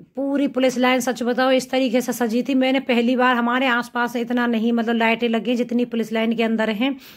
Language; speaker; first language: Hindi; native; Hindi